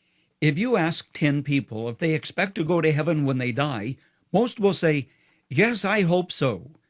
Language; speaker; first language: English; native; English